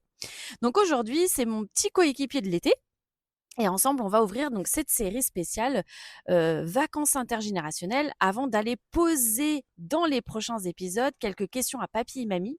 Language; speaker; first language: French; native; French